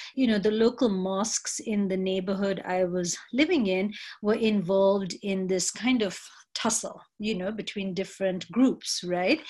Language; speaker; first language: English; non-native, local second language; Bangla